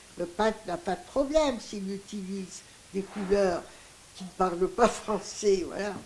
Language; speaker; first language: French; non-native, local second language; Greek